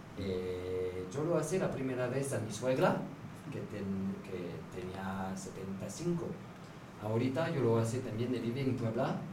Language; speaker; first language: Spanish; non-native, learner; French